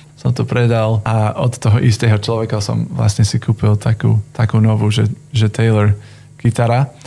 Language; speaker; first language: Slovak; non-native, fluent; English